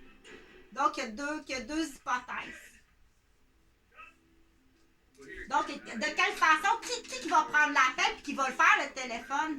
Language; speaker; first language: French; native; French